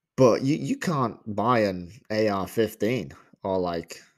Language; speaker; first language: English; native; English